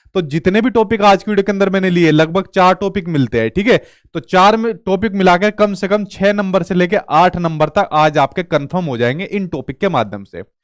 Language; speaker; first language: Hindi; native; Hindi